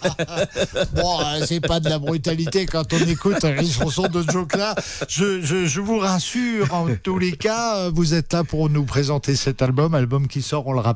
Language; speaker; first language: French; native; French